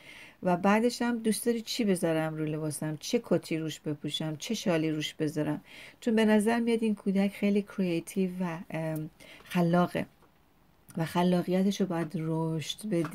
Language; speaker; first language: Persian; native; Persian